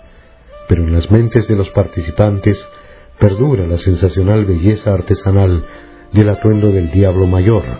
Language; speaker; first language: Spanish; native; Spanish